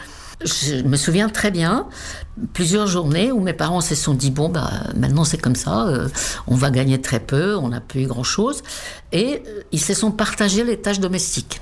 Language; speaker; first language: French; non-native, fluent; Czech